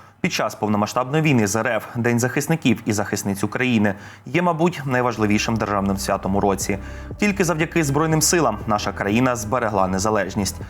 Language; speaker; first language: Ukrainian; native; Ukrainian